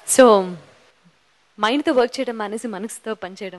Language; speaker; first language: Telugu; native; Telugu